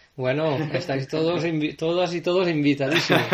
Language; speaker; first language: Spanish; native; Spanish